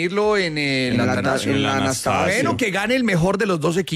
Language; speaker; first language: Spanish; native; Spanish